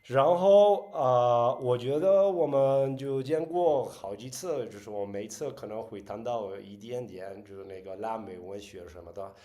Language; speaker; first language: Chinese; non-native, fluent; Spanish